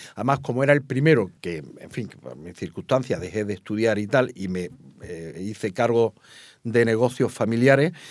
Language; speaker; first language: Spanish; native; Spanish